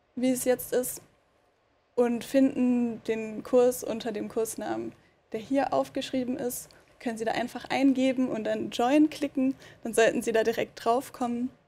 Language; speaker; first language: German; native; German